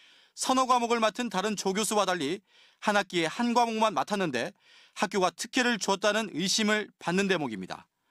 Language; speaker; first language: Korean; native; Korean